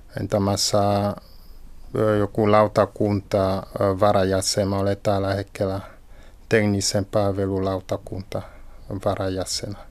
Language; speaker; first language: Finnish; non-native, learner; French